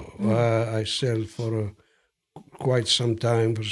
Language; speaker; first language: English; non-native, fluent; Greek